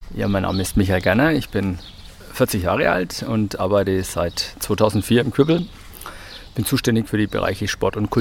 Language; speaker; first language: German; native; German